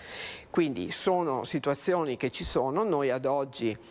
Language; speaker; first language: Italian; native; Italian